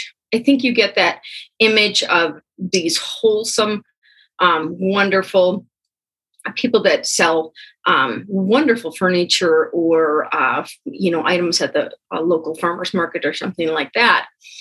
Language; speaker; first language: English; early bilingual, other home language; German